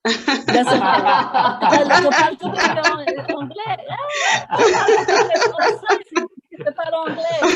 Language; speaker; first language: French; non-native, learner; English